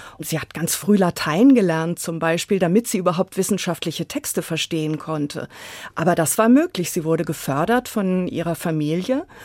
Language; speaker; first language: German; native; German